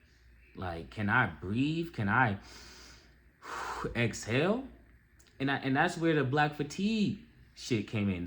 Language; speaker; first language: English; native; English